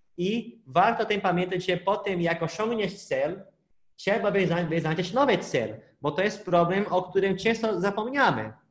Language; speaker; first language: Polish; non-native, fluent; Portuguese